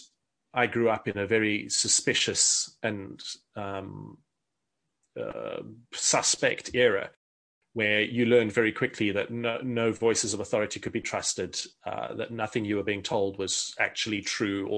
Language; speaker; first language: English; native; English